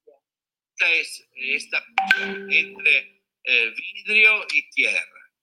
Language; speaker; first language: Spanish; non-native, learner; Italian